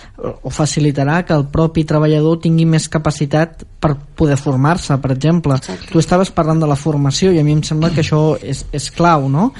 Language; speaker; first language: Catalan; native; Catalan